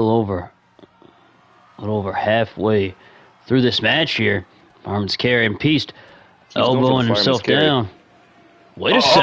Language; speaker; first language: English; native; English